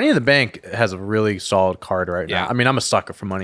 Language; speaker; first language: English; native; English